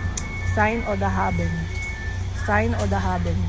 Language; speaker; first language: German; non-native, learner; Filipino